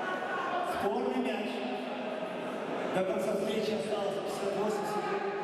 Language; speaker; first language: Russian; native; Russian